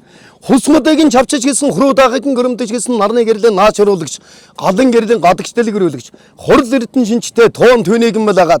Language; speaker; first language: Mongolian; native; Mongolian